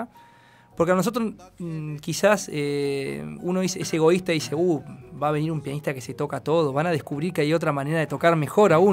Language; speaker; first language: Spanish; native; Spanish